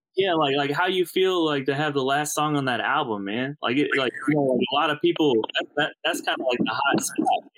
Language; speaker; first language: English; native; English